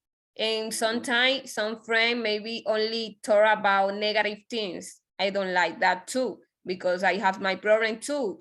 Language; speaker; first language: English; non-native, learner; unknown